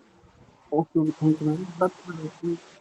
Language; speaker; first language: English; non-native, learner; Bangla